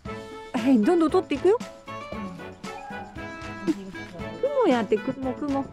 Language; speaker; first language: Japanese; native; Japanese